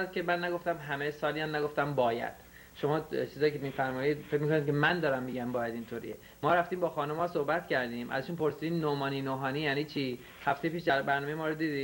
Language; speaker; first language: Persian; native; Persian